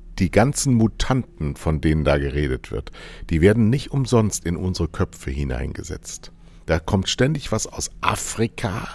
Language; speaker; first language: German; native; German